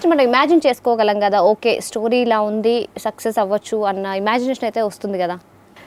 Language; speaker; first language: Telugu; native; Telugu